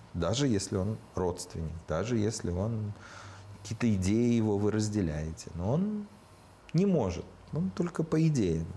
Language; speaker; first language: Russian; native; Russian